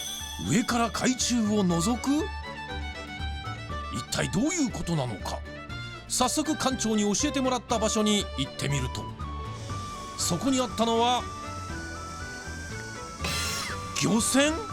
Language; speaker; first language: Japanese; native; Japanese